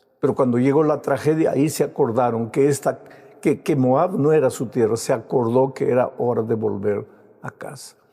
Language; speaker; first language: Spanish; native; Spanish